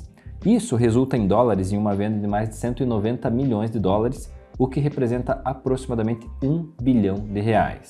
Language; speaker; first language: Portuguese; native; Portuguese